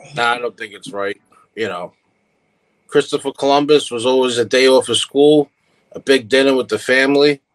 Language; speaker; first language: English; early bilingual, other home language; Italian